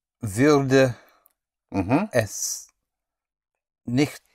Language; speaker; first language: German; non-native, learner; English